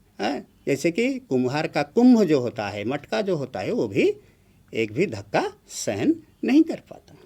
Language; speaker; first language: Hindi; non-native, local second language; Odia